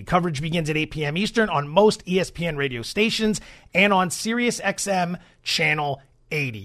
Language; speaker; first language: English; native; English